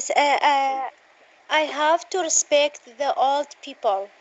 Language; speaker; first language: English; non-native, learner; Arabic